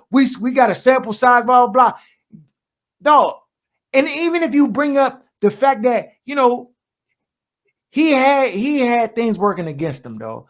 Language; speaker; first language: English; native; English